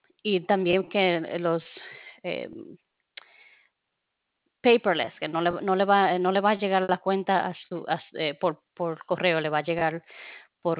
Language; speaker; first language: Spanish; early bilingual, heritage; Spanish